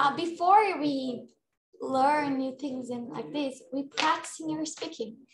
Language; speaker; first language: English; non-native, fluent; Portuguese